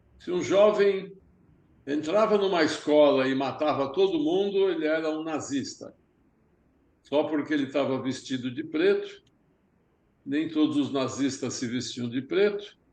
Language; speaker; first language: Portuguese; early bilingual, other home language; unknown